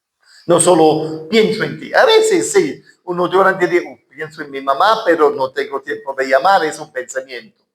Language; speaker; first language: Spanish; non-native, fluent; English